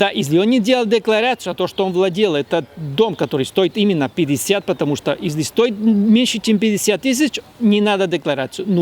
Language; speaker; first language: Russian; non-native, fluent; Spanish